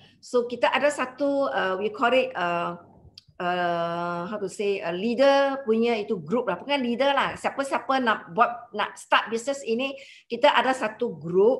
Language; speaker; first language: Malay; non-native, local second language; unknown